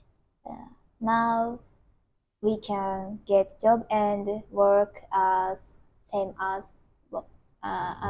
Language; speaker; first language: English; non-native, learner; Japanese